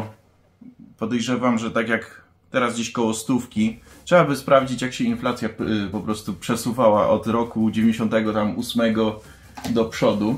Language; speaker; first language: Polish; native; Polish